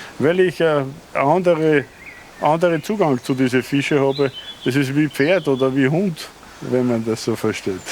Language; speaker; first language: German; native; German